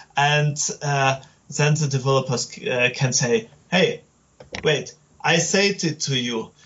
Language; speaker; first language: English; non-native, learner; German